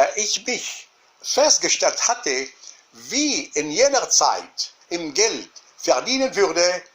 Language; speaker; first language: German; non-native, learner; Arabic